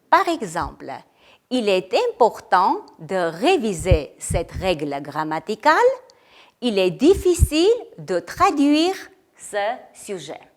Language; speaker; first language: French; non-native, fluent; Armenian